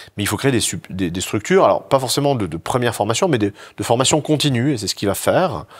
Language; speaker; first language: French; native; French